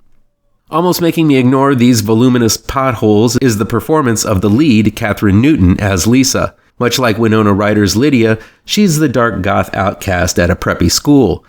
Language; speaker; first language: English; native; English